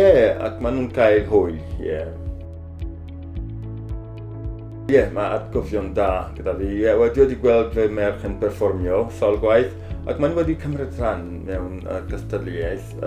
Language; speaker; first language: Welsh; non-native, learner; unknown